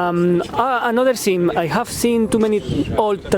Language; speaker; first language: English; non-native, learner; Spanish